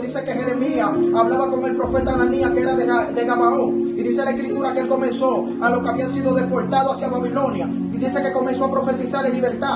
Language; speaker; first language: Spanish; native; Spanish